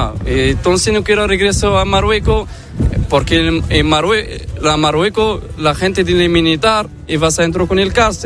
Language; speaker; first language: Spanish; non-native, learner; Arabic